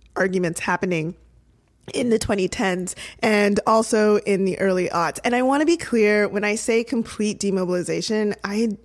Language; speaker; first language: English; native; English